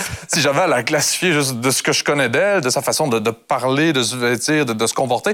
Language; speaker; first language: French; native; French